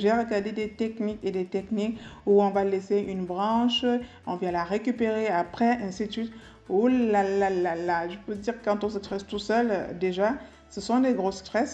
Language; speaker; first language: French; native; French